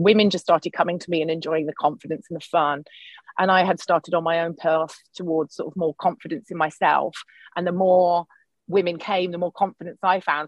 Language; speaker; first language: English; native; English